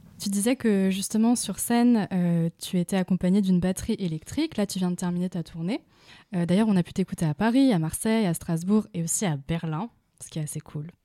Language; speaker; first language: French; native; French